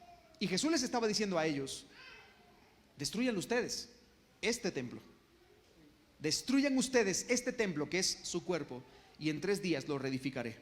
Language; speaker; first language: Spanish; native; Spanish